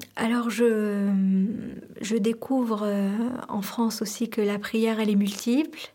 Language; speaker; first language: French; non-native, local second language; Arabic